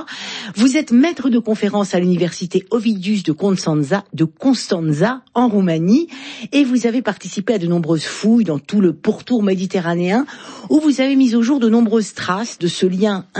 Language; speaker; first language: French; native; French